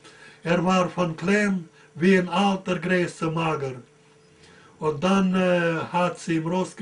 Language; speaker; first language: German; early bilingual, heritage; German